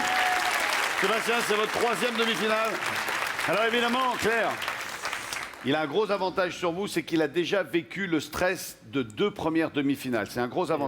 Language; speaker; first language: French; native; French